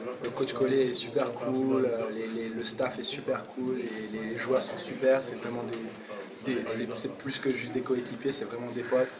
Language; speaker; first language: French; early bilingual, heritage; French